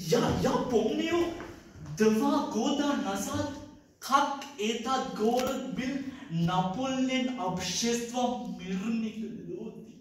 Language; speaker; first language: Russian; non-native, learner; Sinhala